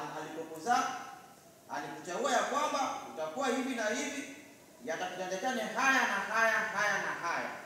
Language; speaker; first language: Swahili; non-native, local second language; Luo (Kenya and Tanzania)